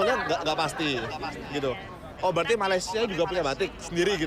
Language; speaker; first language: Indonesian; native; Indonesian